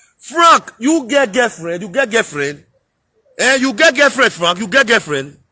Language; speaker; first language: Nigerian Pidgin; non-native, local second language; Bini